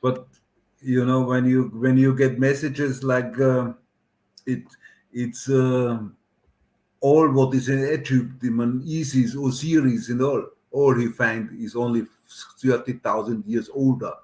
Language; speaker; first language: English; non-native, learner; German